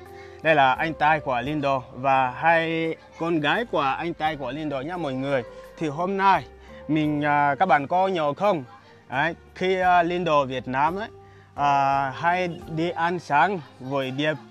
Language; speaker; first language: Vietnamese; non-native, learner; Portuguese